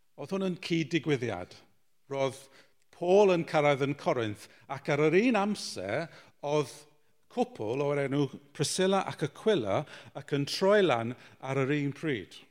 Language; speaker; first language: Welsh; non-native, local second language; English